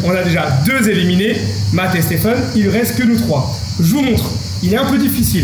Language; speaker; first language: French; native; French